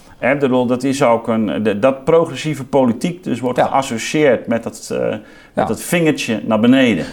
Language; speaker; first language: Dutch; native; Dutch